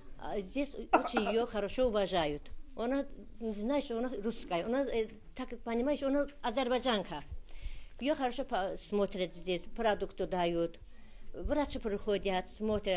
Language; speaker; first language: Russian; non-native, local second language; Azerbaijani